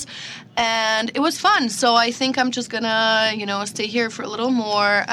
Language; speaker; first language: English; non-native, fluent; Russian